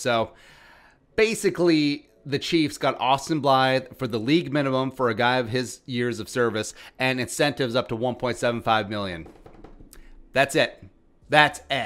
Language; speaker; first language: English; native; English